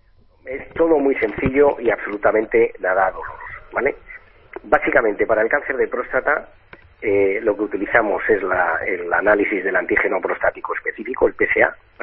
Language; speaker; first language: Spanish; native; Spanish